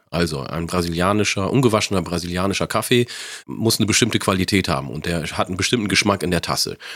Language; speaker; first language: German; early bilingual, other home language; Oromo